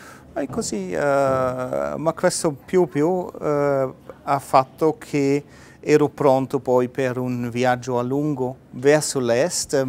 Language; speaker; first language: Italian; non-native, fluent; German